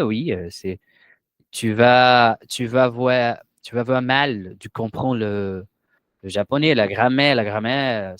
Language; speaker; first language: French; non-native, learner; Portuguese